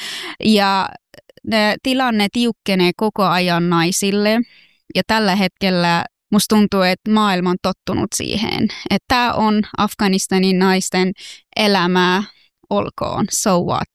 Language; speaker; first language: Finnish; non-native, fluent; Persian